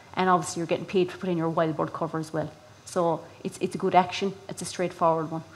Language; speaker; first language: English; native; English